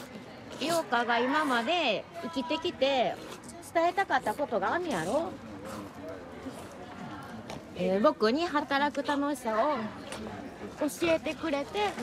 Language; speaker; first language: Japanese; native; Japanese